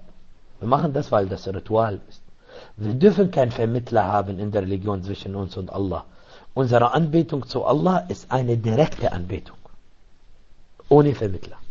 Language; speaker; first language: German; non-native, fluent; Arabic